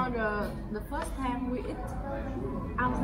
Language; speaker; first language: English; non-native, learner; Vietnamese